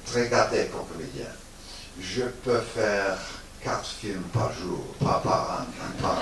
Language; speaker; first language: French; non-native, learner; English